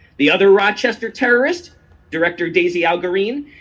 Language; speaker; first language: English; native; English